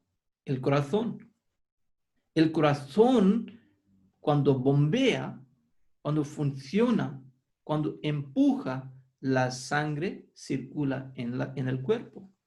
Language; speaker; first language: Spanish; non-native, fluent; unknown